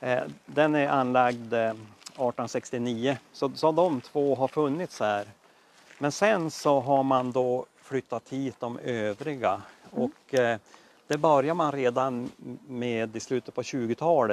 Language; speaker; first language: Swedish; native; Swedish